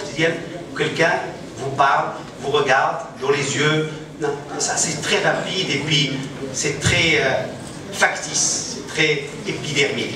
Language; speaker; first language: French; non-native, local second language; Arabic